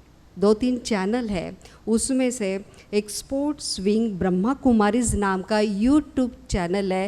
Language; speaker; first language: Hindi; native; Hindi